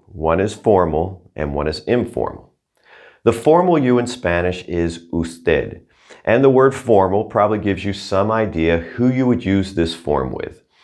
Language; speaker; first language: English; native; English